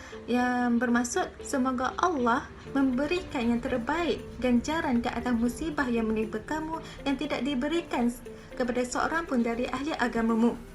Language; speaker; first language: Malay; native; Malay